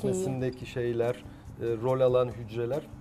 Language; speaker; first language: Turkish; native; Turkish